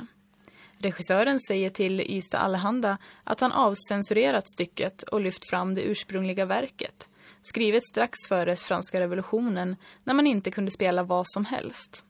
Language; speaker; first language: Swedish; native; Swedish